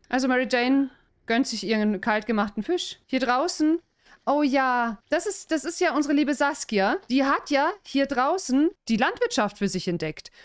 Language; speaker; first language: German; native; German